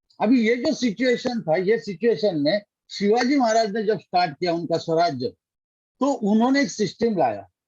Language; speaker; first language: Hindi; non-native, local second language; Marathi